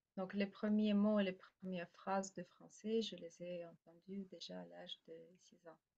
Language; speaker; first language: French; non-native, fluent; Russian